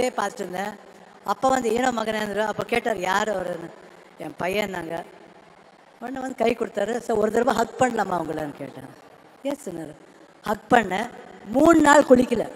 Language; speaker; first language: Tamil; non-native, fluent; Kannada